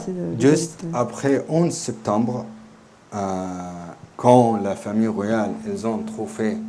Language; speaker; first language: French; non-native, learner; Arabic